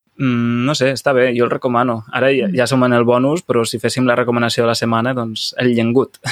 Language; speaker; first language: Catalan; native; Catalan